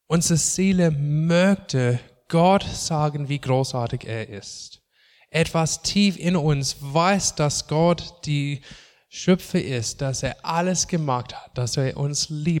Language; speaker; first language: German; non-native, fluent; English